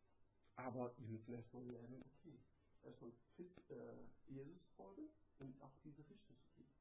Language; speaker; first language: German; non-native, learner; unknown